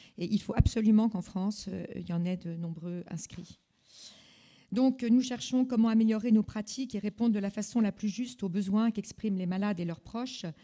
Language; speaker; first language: French; native; French